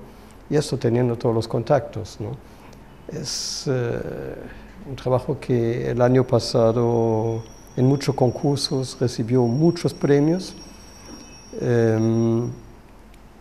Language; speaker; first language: Spanish; non-native, fluent; German